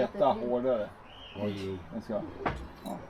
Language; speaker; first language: Swedish; native; Swedish